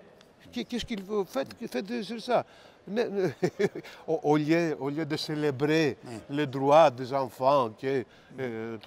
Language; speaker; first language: French; non-native, fluent; Greek